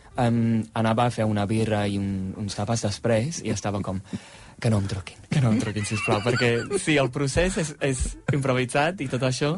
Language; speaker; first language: Catalan; non-native, fluent; English